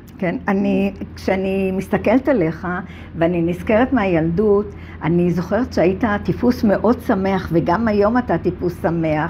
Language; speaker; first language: Hebrew; native; Hebrew